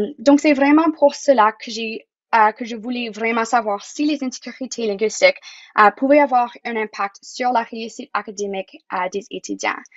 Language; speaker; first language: French; non-native, local second language; English